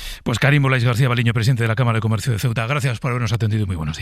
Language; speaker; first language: Spanish; native; Spanish